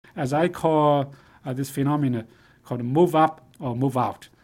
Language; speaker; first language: English; non-native, fluent; Chinese